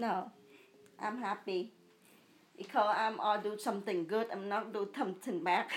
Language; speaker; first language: English; early bilingual, other home language; Vietnamese